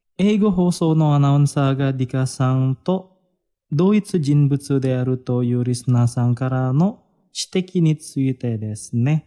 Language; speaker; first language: Japanese; non-native, fluent; Indonesian